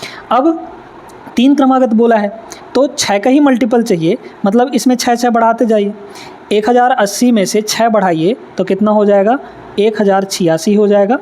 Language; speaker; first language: Hindi; native; Hindi